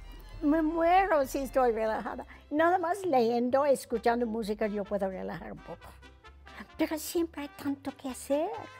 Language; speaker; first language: Spanish; non-native, fluent; English